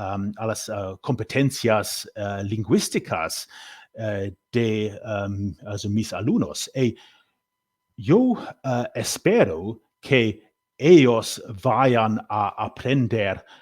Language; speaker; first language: Spanish; non-native, learner; English